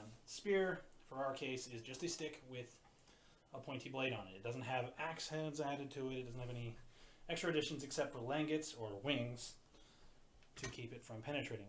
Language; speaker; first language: English; native; English